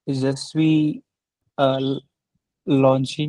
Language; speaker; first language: French; non-native, learner; Hindi